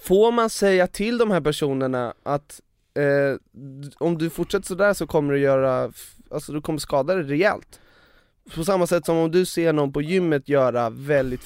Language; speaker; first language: Swedish; native; Swedish